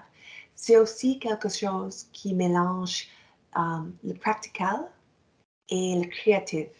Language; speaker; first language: French; non-native, fluent; English